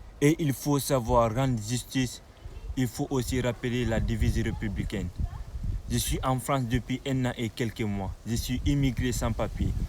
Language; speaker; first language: French; non-native, local second language; Fula